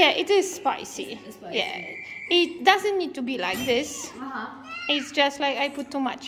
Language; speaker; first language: English; non-native, fluent; Polish